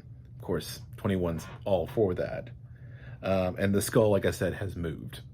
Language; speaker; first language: English; native; English